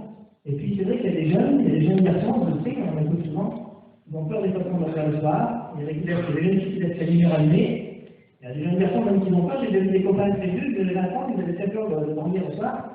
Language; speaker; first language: French; native; French